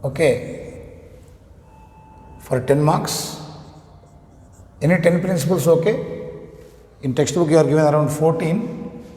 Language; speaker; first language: English; non-native, local second language; Telugu